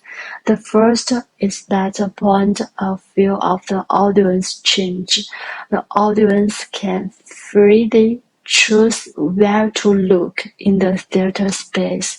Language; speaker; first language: English; non-native, learner; Chinese